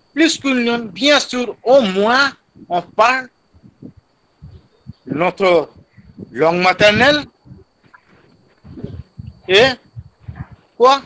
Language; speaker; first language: French; non-native, fluent; Bangla